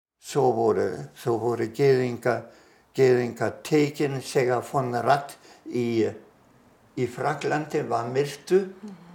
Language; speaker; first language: Icelandic; non-native, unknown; German